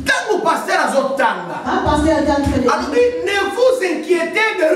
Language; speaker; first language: French; non-native, local second language; Lingala